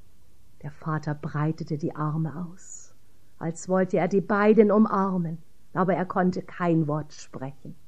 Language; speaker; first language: German; native; German